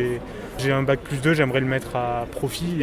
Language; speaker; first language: French; native; French